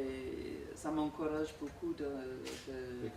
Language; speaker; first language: French; non-native, fluent; English